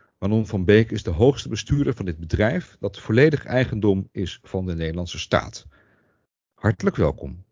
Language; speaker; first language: Dutch; native; Dutch